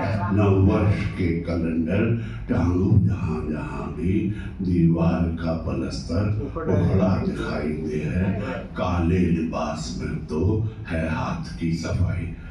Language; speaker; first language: Hindi; native; Hindi